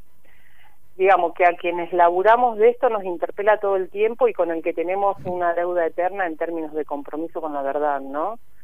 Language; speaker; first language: Spanish; native; Spanish